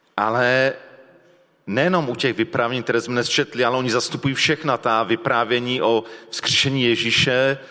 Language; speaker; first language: Czech; native; Czech